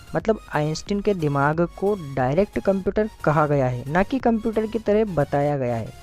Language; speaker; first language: Hindi; native; Hindi